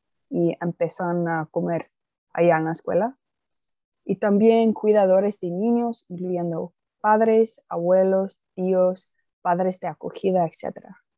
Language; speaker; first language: Spanish; non-native, fluent; English